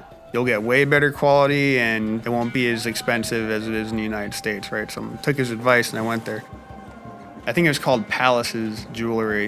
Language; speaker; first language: English; native; English